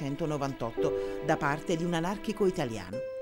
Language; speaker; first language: Italian; native; Italian